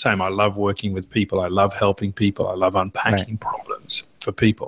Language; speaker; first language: English; native; English